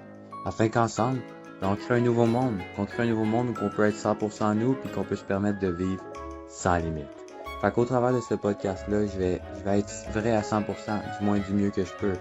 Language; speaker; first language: French; native; French